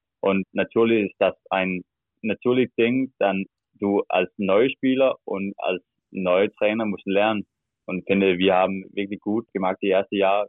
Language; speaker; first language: German; non-native, learner; Danish